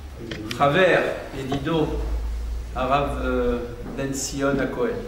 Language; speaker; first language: Hebrew; non-native, fluent; French